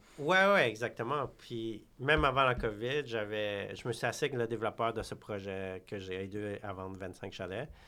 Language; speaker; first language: French; early bilingual, other home language; Khmer